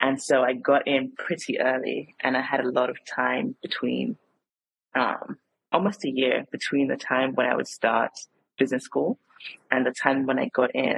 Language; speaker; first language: English; native; English